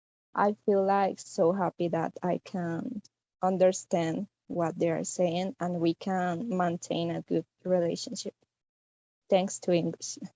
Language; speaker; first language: English; non-native, fluent; Spanish